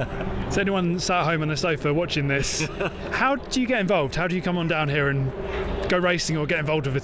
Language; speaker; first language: English; native; English